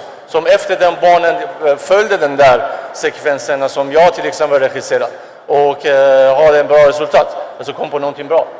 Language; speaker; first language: Swedish; non-native, fluent; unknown